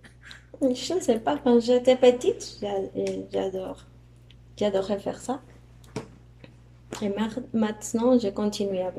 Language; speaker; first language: French; non-native, learner; Spanish